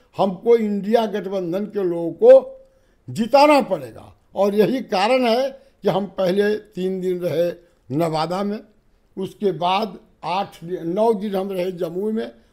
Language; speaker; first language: Hindi; native; Hindi